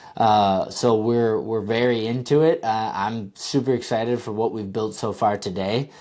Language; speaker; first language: English; native; English